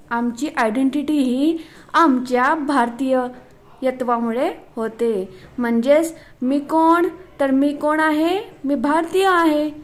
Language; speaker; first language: Marathi; non-native, local second language; Urdu